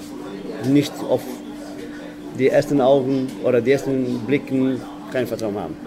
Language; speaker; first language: German; non-native, fluent; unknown